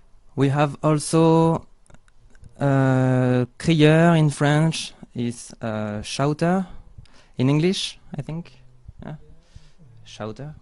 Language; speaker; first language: English; non-native, learner; French